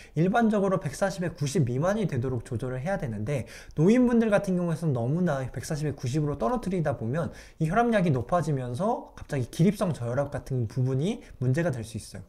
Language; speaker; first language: Korean; native; Korean